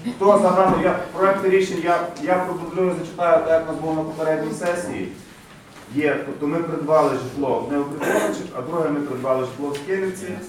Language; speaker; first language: Ukrainian; native; Ukrainian